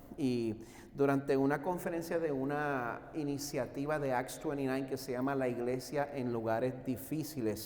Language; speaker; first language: Spanish; native; Spanish